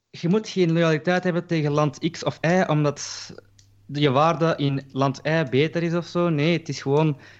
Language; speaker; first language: Dutch; early bilingual, other home language; Turkish